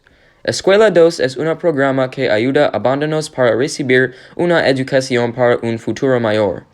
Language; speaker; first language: Spanish; non-native, learner; English